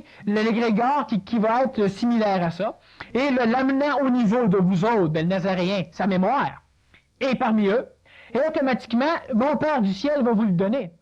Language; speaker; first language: French; native; French